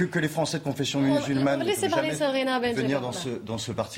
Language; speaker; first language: French; native; French